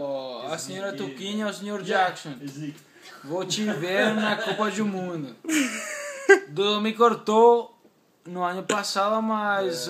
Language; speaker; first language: Portuguese; non-native, learner; Spanish